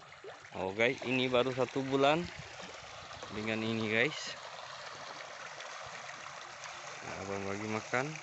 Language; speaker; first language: Indonesian; non-native, fluent; Bangla